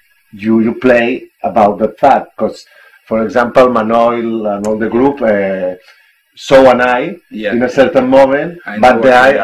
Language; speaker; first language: English; non-native, learner; Italian